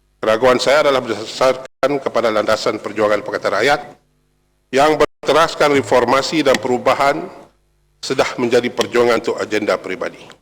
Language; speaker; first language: Malay; native; Malay